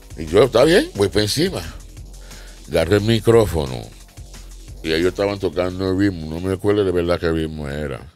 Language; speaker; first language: Spanish; non-native, fluent; English